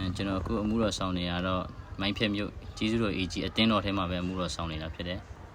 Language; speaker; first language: Burmese; non-native, local second language; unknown